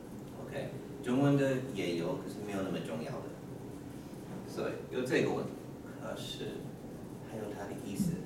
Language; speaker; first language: Chinese; non-native, learner; English